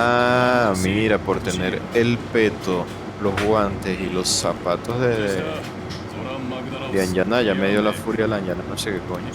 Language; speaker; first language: Spanish; native; Spanish